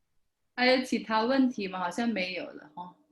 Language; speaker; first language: Chinese; non-native, fluent; Indonesian